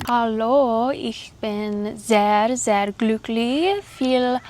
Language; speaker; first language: German; non-native, learner; English